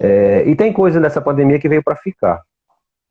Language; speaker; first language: Portuguese; native; Portuguese